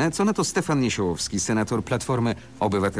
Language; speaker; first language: Polish; native; Polish